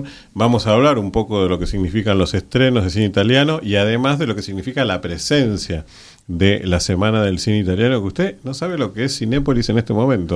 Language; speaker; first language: Spanish; native; Spanish